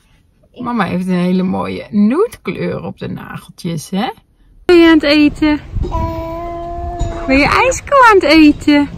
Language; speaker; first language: Dutch; native; Dutch